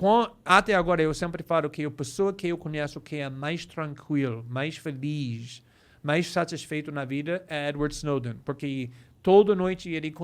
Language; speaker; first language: Portuguese; non-native, fluent; English